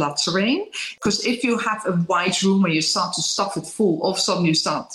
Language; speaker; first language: English; non-native, fluent; Dutch